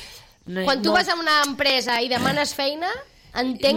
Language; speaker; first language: Catalan; native; Catalan